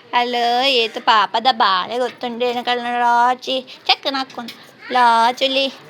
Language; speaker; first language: Kannada; non-native, local second language; Tulu